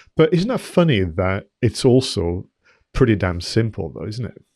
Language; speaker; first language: English; non-native, fluent; French